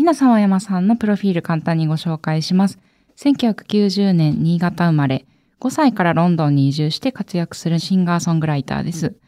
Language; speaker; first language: Japanese; native; Japanese